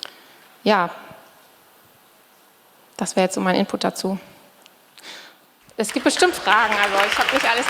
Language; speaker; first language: German; native; German